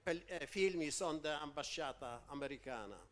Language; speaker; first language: Italian; non-native, learner; Polish